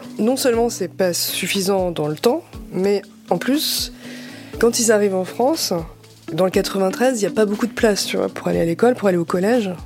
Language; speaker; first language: French; native; French